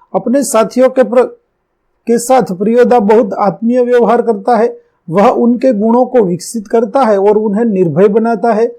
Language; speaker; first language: Hindi; non-native, local second language; Gujarati